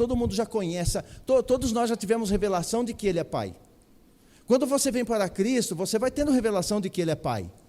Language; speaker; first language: Portuguese; native; Portuguese